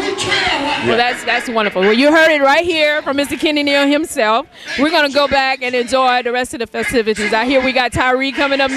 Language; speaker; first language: English; native; English